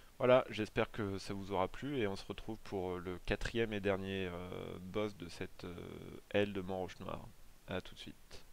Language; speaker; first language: French; native; French